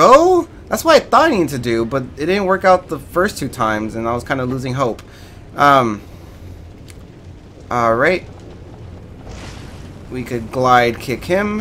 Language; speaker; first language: English; native; English